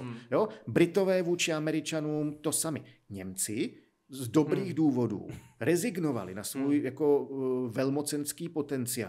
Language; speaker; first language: Czech; native; Czech